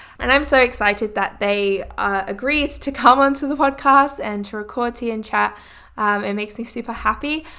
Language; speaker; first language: English; native; English